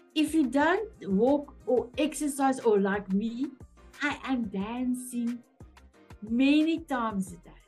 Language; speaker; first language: English; non-native, local second language; Afrikaans